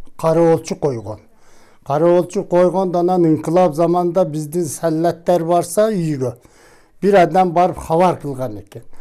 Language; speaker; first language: Kyrgyz; native; Kyrgyz